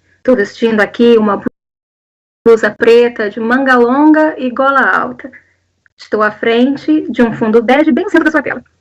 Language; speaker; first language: Portuguese; native; Portuguese